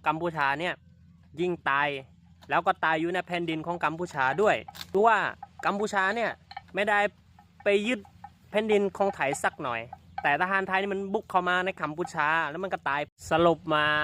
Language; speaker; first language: Thai; non-native, fluent; Khmer